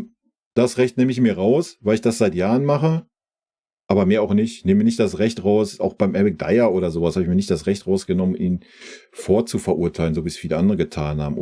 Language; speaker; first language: German; native; German